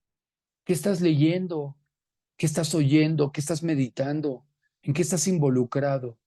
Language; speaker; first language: Spanish; native; Spanish